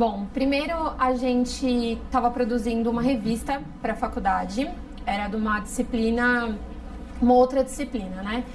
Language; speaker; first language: Portuguese; native; Portuguese